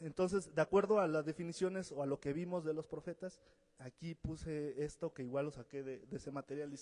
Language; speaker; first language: Spanish; native; Spanish